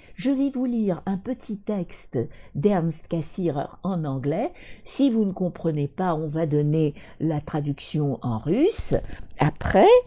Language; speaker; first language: French; non-native, fluent; Russian